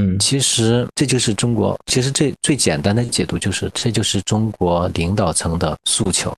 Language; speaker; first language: Chinese; native; Chinese